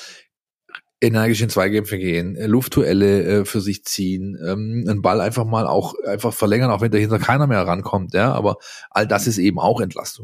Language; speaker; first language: German; native; German